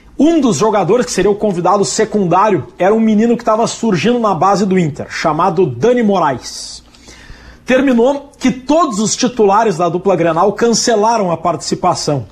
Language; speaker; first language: Portuguese; native; Portuguese